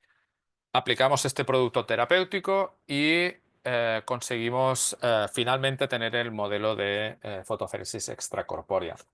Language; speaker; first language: Spanish; native; Spanish